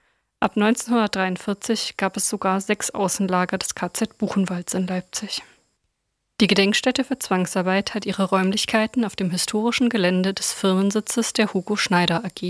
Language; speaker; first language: German; native; German